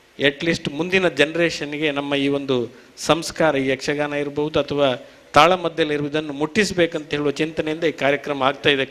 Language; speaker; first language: Kannada; native; Kannada